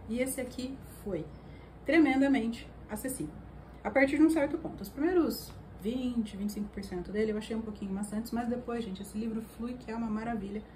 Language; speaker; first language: Portuguese; native; Portuguese